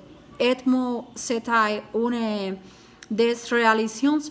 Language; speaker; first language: French; non-native, learner; Spanish